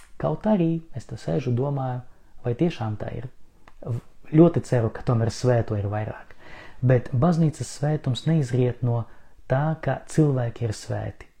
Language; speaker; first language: Latvian; non-native, local second language; Russian